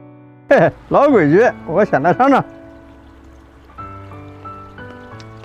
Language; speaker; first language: Chinese; native; Chinese